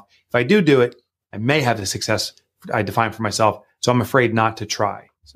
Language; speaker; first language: English; native; English